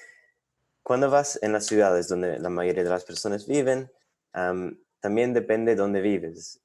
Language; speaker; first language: Spanish; non-native, fluent; English